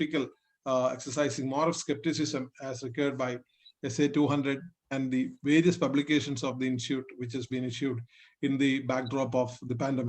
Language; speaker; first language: English; non-native, local second language; Malayalam